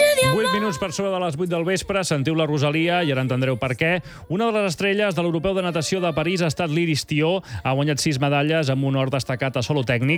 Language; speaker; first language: Catalan; native; Catalan